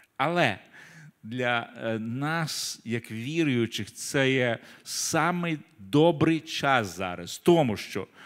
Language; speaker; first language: Ukrainian; native; Ukrainian